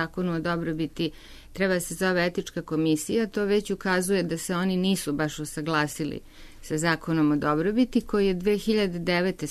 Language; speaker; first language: Serbian; native; Serbian